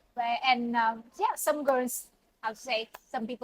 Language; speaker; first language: English; non-native, learner; Vietnamese